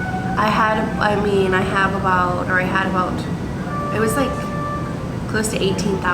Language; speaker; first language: English; native; English